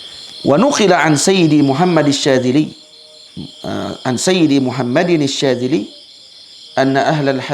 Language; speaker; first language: Arabic; non-native, fluent; Malay